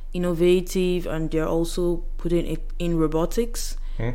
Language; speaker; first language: English; non-native, local second language; Yoruba